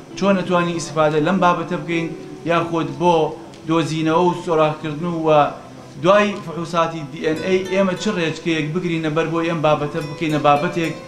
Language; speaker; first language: Central Kurdish; native; Central Kurdish